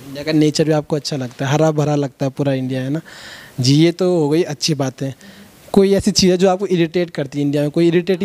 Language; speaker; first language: Hindi; native; Hindi